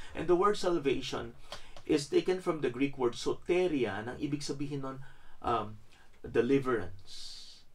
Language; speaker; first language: English; non-native, local second language; Filipino